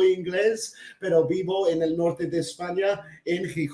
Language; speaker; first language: Spanish; non-native, fluent; English